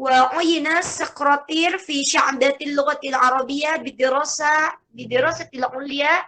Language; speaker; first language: Arabic; non-native, fluent; Indonesian